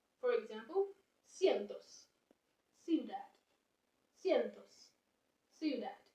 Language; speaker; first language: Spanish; non-native, fluent; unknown